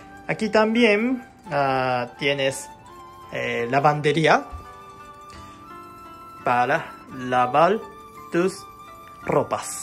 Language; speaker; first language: Spanish; non-native, learner; Japanese